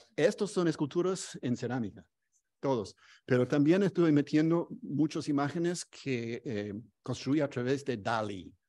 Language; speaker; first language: Spanish; non-native, fluent; English